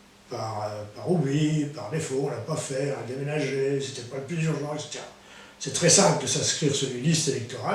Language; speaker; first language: French; native; French